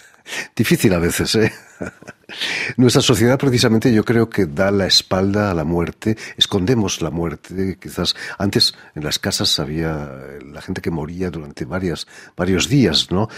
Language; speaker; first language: Spanish; native; Spanish